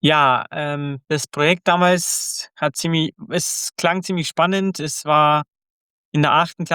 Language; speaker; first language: German; early bilingual, other home language; Croatian